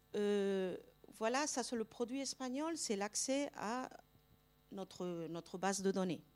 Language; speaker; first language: French; non-native, fluent; Spanish